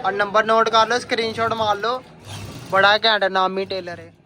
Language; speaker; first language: Hindi; non-native, local second language; Punjabi